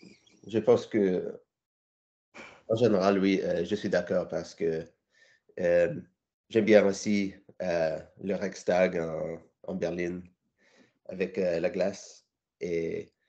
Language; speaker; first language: French; non-native, learner; English